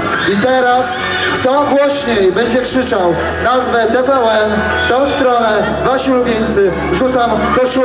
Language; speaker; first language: Polish; native; Polish